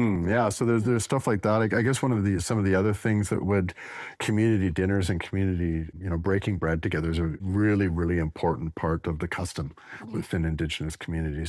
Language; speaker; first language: English; native; English